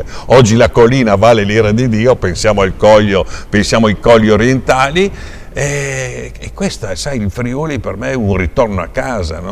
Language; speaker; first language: Italian; native; Italian